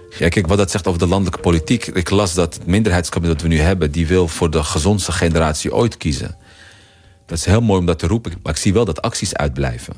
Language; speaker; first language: Dutch; early bilingual, other home language; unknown